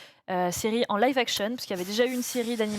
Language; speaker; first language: French; native; French